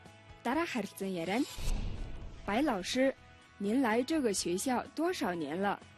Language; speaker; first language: Chinese; non-native, fluent; Mongolian